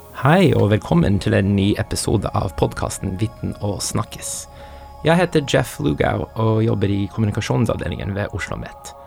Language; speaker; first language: Norwegian; native; Norwegian